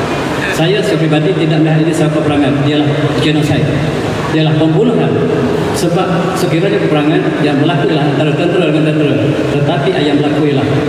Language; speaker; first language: Malay; native; Malay